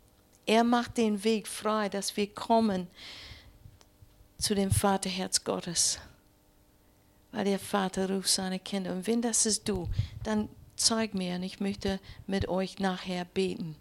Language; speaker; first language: German; non-native, learner; English